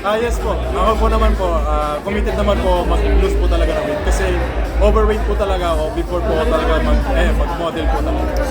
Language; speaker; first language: Filipino; native; Filipino